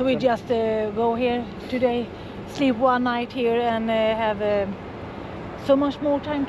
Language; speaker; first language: English; non-native, fluent; Swedish